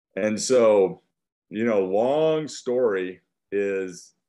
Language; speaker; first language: English; native; English